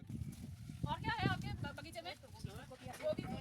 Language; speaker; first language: Hindi; non-native, local second language; Bangla